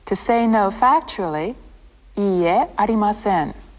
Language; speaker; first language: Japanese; non-native, fluent; English